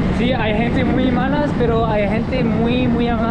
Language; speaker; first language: Spanish; non-native, learner; French